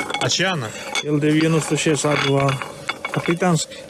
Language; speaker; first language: Russian; non-native, learner; Georgian